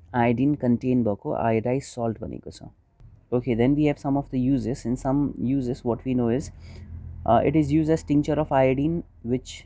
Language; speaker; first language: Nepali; non-native, local second language; Hindi